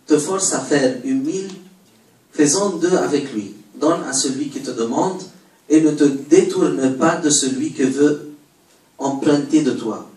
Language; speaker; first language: French; non-native, learner; Arabic